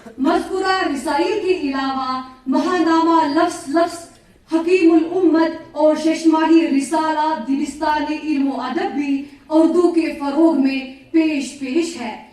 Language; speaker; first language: Urdu; non-native, local second language; Kashmiri